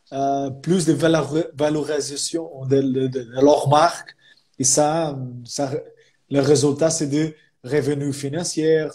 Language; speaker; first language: French; non-native, fluent; Portuguese